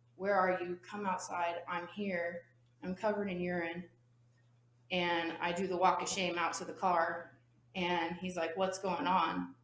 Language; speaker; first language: English; native; English